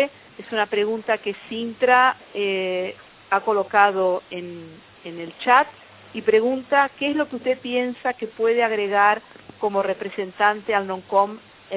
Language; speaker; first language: Spanish; native; Spanish